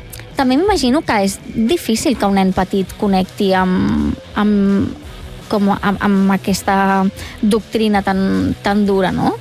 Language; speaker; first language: Catalan; native; Catalan